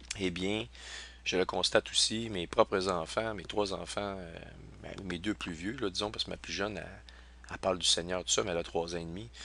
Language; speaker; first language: French; native; French